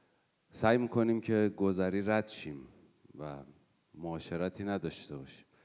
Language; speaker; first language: Persian; native; Persian